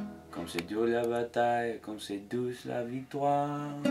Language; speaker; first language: French; non-native, learner; English